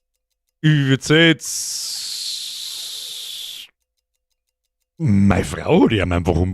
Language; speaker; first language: German; native; German